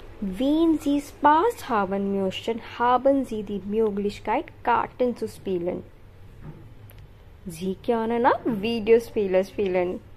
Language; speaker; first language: German; non-native, learner; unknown